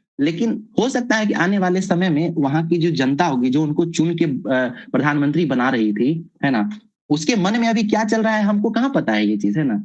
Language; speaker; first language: Hindi; native; Hindi